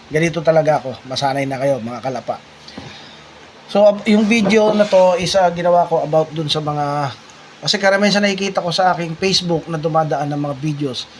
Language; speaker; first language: Filipino; non-native, local second language; Bikol